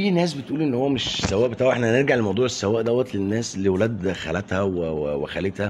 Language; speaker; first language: Arabic; native; Arabic